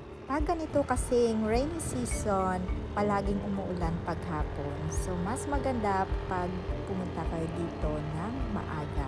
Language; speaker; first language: Filipino; non-native, local second language; Hiligaynon